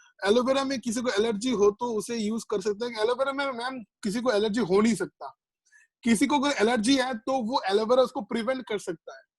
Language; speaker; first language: Hindi; non-native, local second language; Bangla